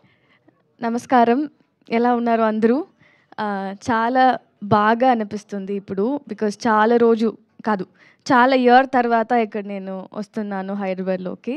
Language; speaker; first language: Telugu; non-native, learner; Tamil